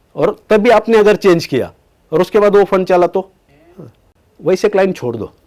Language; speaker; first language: Hindi; non-native, local second language; Marathi